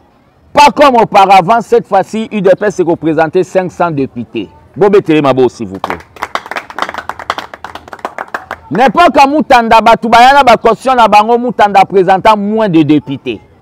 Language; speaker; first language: French; non-native, local second language; Lingala